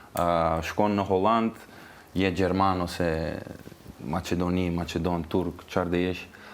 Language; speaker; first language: Albanian; non-native, learner; Turkish